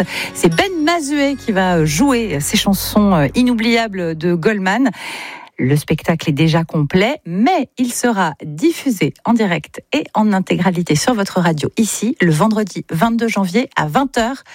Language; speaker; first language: French; native; French